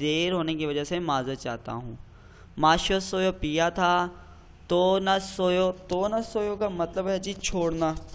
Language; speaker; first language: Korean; non-native, learner; Urdu